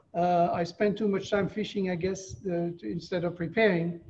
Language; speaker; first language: English; non-native, fluent; French